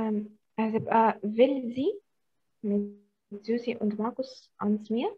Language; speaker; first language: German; non-native, learner; Arabic